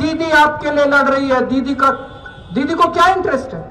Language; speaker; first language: Hindi; native; Hindi